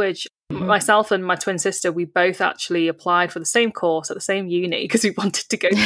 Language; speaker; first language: English; native; English